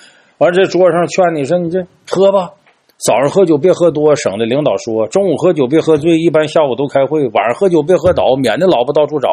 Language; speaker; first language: Chinese; native; Chinese